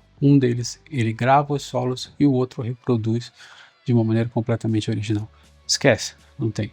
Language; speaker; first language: Portuguese; native; Portuguese